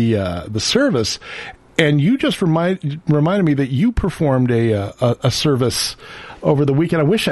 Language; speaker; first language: English; native; English